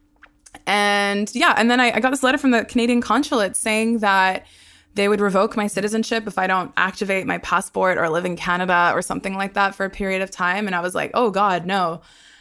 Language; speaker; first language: English; non-native, local second language; Hebrew